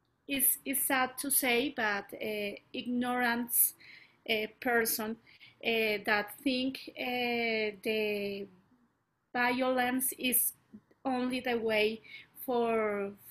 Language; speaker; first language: English; non-native, learner; Spanish